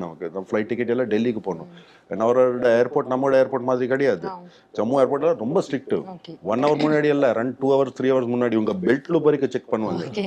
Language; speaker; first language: Tamil; non-native, local second language; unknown